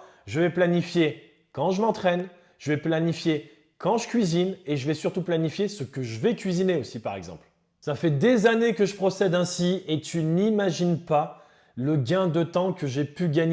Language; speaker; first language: French; native; French